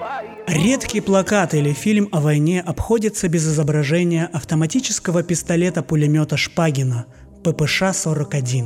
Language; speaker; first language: Russian; native; Russian